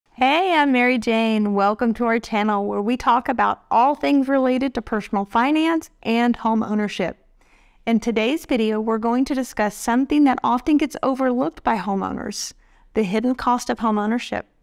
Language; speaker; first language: English; native; English